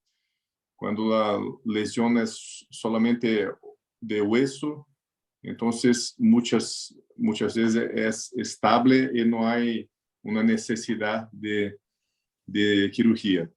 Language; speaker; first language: Spanish; non-native, learner; Portuguese